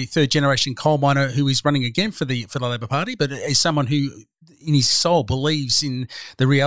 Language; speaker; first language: English; native; English